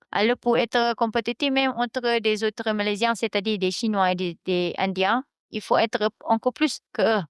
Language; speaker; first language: French; non-native, fluent; Malay